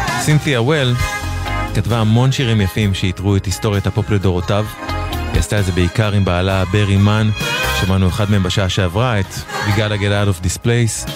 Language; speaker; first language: Hebrew; native; Hebrew